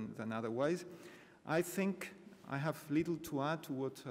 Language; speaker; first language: English; non-native, fluent; Spanish